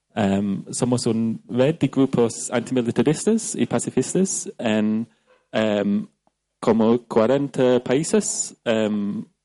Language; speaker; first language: Spanish; non-native, fluent; English